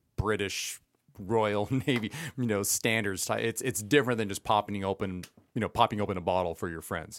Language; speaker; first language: English; early bilingual, other home language; Spanish